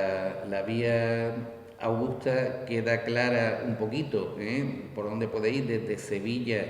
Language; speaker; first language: Spanish; native; Spanish